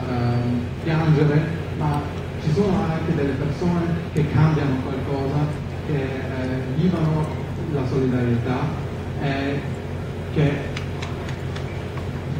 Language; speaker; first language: Italian; non-native, fluent; German